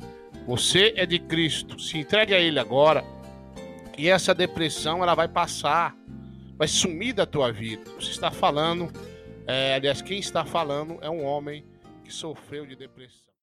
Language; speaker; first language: Portuguese; native; Portuguese